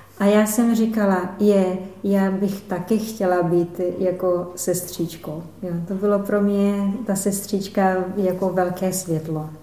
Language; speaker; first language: Czech; non-native, fluent; Portuguese